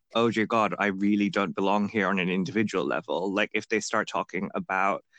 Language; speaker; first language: English; non-native, local second language; Bangla